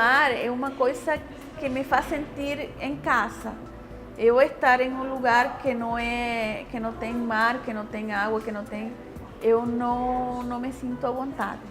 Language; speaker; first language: Portuguese; non-native, fluent; Spanish